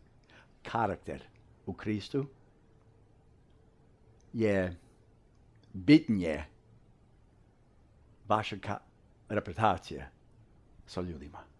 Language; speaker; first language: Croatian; early bilingual, heritage; English